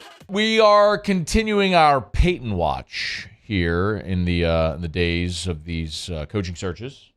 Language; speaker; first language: English; native; English